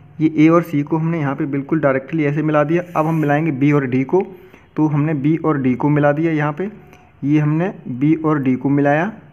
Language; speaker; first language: Hindi; native; Hindi